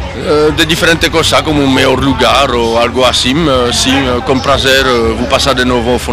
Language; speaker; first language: Portuguese; non-native, learner; French